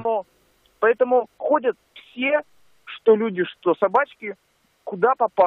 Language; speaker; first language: Russian; native; Russian